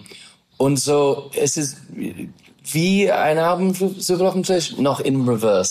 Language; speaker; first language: German; non-native, learner; English